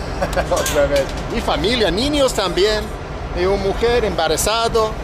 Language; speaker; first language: Spanish; non-native, learner; English